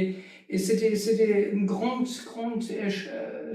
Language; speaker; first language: French; non-native, learner; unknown